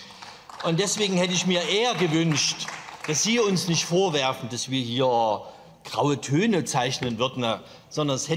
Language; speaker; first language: German; native; German